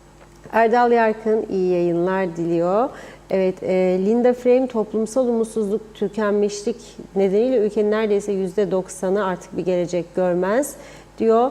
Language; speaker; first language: Turkish; native; Turkish